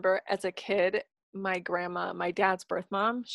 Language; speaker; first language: English; native; English